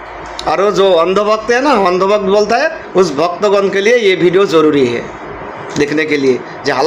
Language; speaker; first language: Hindi; non-native, local second language; Bangla